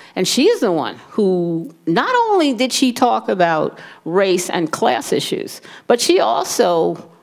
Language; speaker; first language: English; native; English